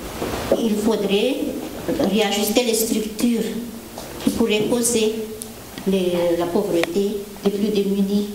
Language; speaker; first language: French; non-native, local second language; Malagasy